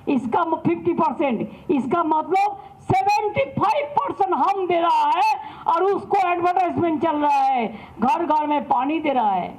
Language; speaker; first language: Hindi; non-native, local second language; Bangla